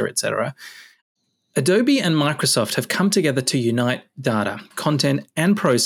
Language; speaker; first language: English; native; English